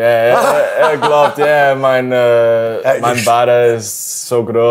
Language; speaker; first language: German; non-native, learner; English